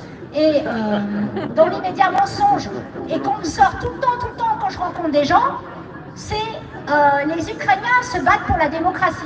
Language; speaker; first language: French; native; French